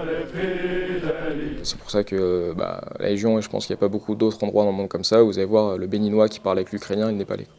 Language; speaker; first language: French; native; French